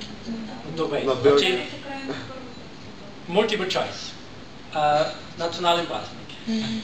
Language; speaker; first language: Bulgarian; non-native, learner; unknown